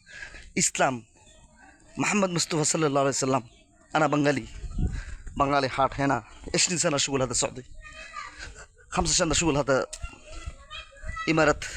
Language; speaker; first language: Arabic; non-native, learner; Bangla